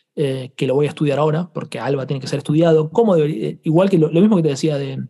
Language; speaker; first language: Spanish; native; Spanish